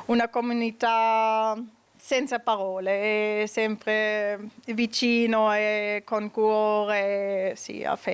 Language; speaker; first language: Italian; non-native, learner; German